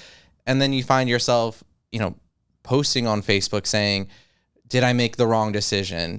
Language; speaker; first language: English; native; English